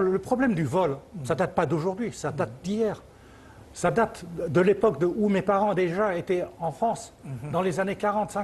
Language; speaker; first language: French; early bilingual, other home language; Chinese